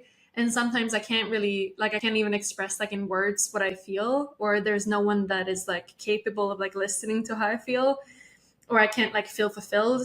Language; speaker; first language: English; non-native, fluent; Swedish